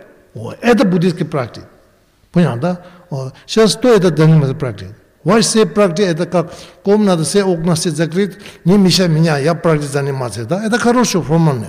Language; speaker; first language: Russian; non-native, learner; Tibetan